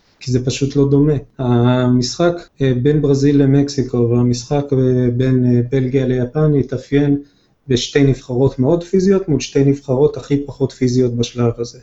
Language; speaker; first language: Hebrew; native; Hebrew